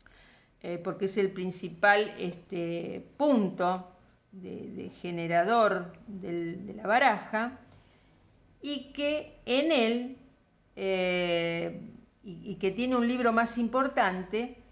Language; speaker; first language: Spanish; native; Spanish